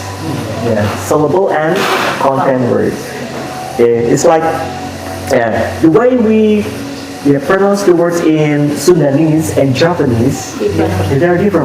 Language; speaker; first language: English; non-native, fluent; Indonesian